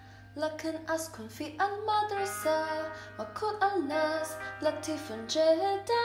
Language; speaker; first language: Arabic; non-native, learner; English